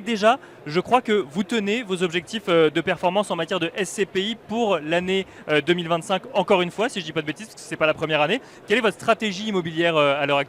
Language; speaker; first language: French; native; French